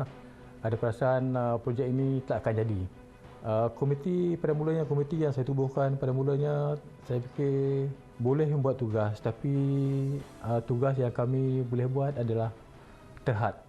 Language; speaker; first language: Malay; native; Malay